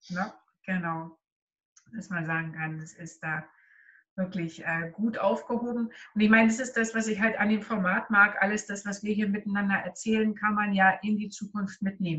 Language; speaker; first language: German; native; German